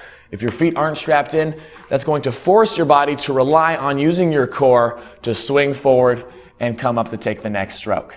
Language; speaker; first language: English; native; English